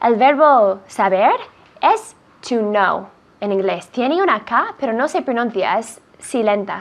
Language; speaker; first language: Spanish; non-native, fluent; English